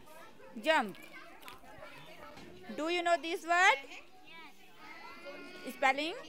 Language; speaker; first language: English; non-native, fluent; Hindi